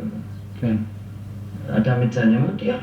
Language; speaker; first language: Hebrew; non-native, fluent; German